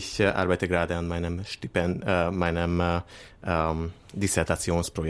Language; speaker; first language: German; non-native, fluent; Hungarian